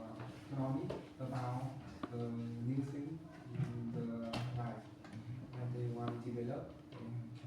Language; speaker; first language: English; non-native, learner; Vietnamese